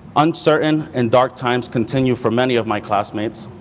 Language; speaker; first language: English; native; English